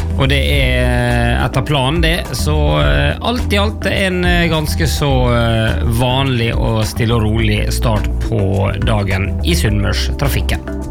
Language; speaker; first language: Norwegian; native; Norwegian